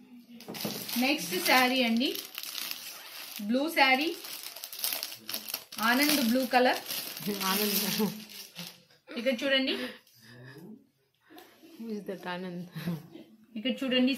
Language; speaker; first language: Telugu; native; Telugu